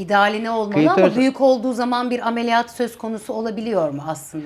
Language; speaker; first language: Turkish; native; Turkish